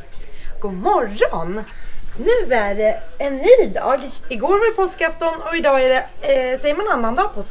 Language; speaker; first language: Swedish; native; Swedish